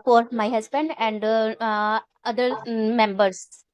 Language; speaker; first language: English; non-native, learner; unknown